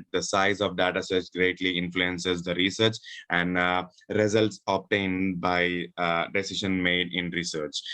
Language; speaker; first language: English; non-native, local second language; Urdu